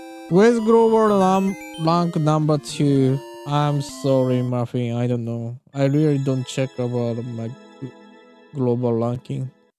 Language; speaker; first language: English; non-native, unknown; Japanese